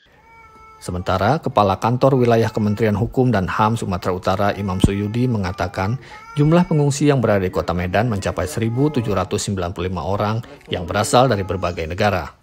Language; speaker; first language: Indonesian; native; Indonesian